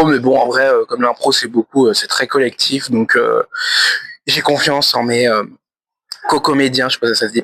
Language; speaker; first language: French; native; French